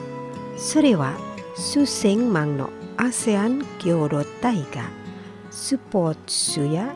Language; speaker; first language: Japanese; non-native, fluent; Indonesian